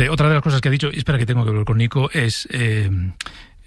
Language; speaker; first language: Spanish; native; Spanish